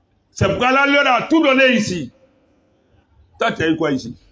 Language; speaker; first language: French; non-native, local second language; Bambara